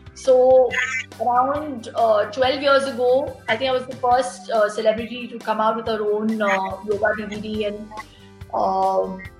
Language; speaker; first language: English; non-native, local second language; Tulu